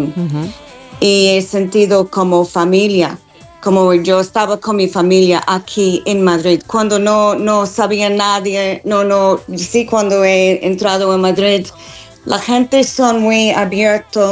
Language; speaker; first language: Spanish; non-native, fluent; English